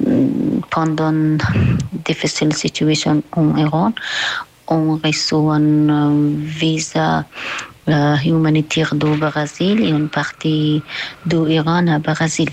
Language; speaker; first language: French; non-native, learner; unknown